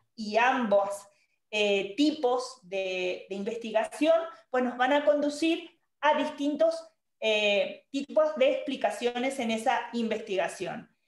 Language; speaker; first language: Spanish; native; Spanish